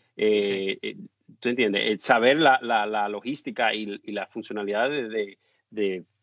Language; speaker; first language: Spanish; native; Spanish